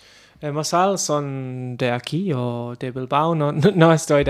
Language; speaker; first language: Spanish; non-native, learner; English